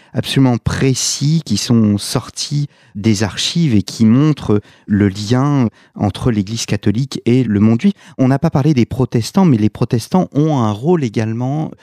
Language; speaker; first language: French; native; French